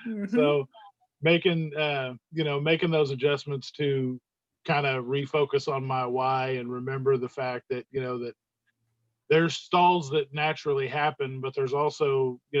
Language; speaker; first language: English; native; English